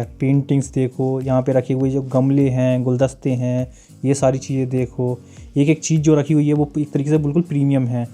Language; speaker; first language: Hindi; native; Hindi